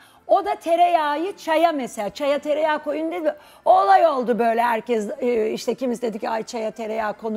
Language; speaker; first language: Turkish; native; Turkish